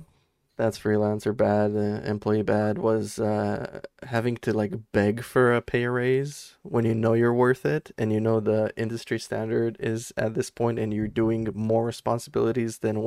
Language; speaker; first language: English; non-native, fluent; Romanian